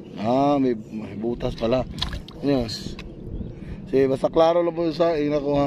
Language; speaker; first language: Filipino; non-native, local second language; Cebuano